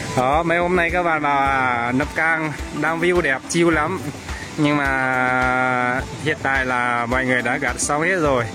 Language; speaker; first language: Vietnamese; non-native, local second language; Iu Mien